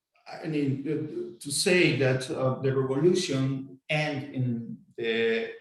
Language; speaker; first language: English; non-native, fluent; Spanish